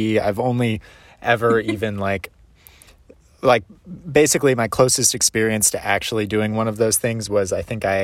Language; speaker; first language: English; native; English